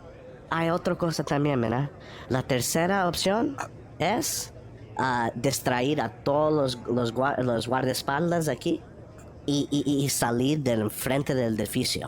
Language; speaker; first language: Spanish; early bilingual, heritage; Spanish